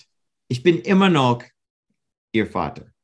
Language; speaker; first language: German; non-native, learner; English